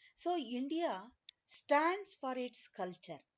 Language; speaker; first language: English; non-native, local second language; Kannada